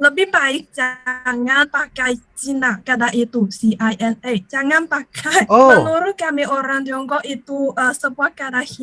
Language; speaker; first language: Indonesian; non-native, learner; Chinese